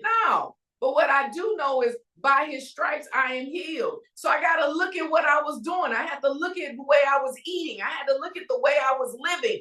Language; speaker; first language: English; native; English